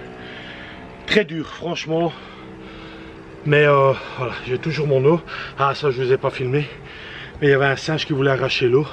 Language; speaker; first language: French; native; French